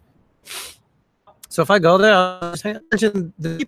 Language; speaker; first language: English; early bilingual, other home language; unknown